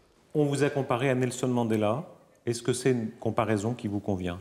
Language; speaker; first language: French; native; French